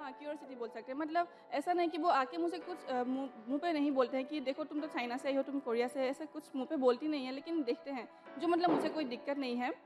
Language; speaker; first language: Hindi; non-native, local second language; Assamese